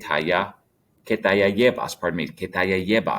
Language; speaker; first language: Spanish; non-native, fluent; English